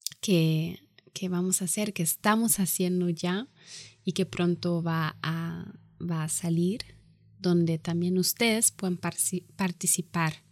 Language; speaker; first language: Spanish; non-native, fluent; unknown